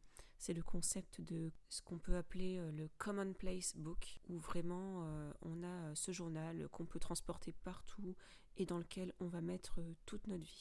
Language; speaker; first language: French; native; French